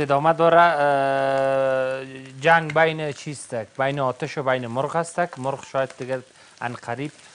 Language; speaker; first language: Persian; native; Persian